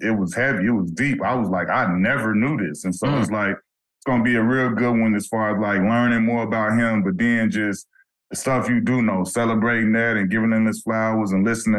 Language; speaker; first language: English; native; English